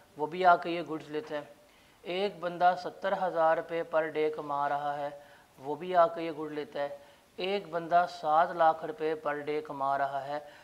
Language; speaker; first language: Urdu; non-native, local second language; Punjabi